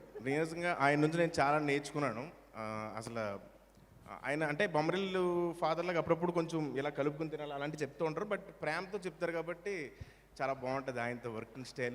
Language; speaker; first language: Telugu; native; Telugu